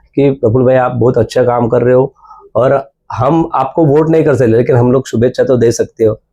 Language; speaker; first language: Hindi; non-native, local second language; Marathi